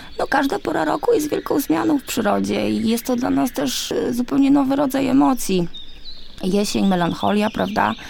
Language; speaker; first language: Polish; native; Polish